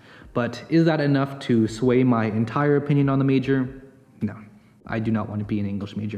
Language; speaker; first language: English; native; English